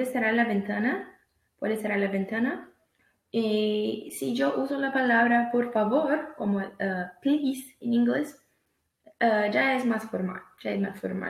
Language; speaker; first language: Spanish; non-native, fluent; Portuguese